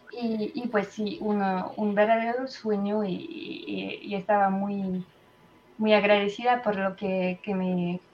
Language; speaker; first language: Spanish; non-native, fluent; French